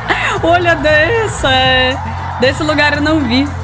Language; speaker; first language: Portuguese; non-native, learner; Russian